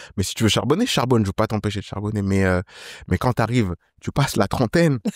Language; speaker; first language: French; native; French